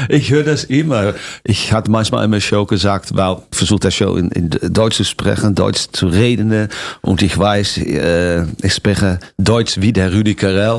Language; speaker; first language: German; non-native, fluent; Dutch